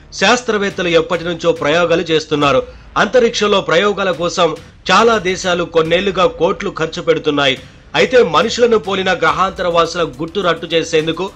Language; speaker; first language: Telugu; native; Telugu